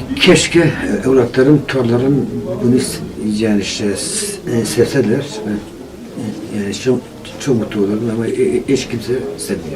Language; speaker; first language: Turkish; non-native, local second language; Kurdish